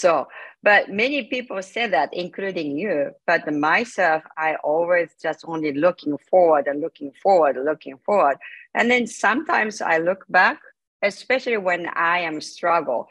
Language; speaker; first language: English; non-native, learner; Japanese